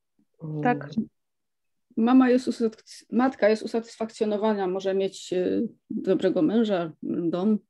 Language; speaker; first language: Polish; native; Polish